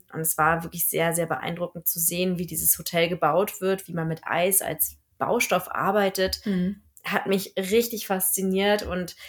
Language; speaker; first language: German; native; German